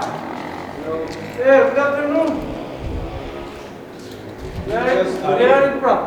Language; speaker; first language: English; non-native, learner; Maranao